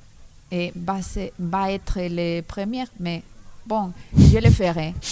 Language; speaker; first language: French; non-native, learner; Spanish